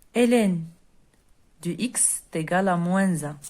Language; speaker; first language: French; non-native, local second language; Arabic